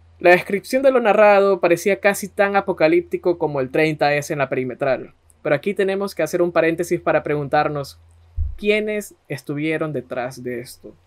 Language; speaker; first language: Spanish; native; Spanish